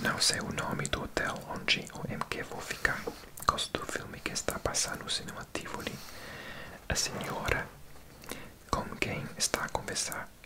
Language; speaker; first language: Portuguese; non-native, learner; English